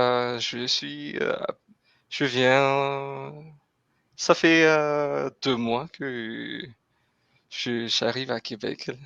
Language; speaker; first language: French; non-native, local second language; Malagasy